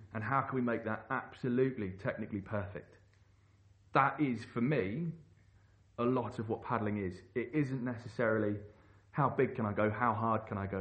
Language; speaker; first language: English; native; English